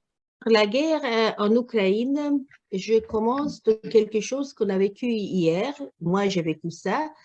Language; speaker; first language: French; non-native, learner; Croatian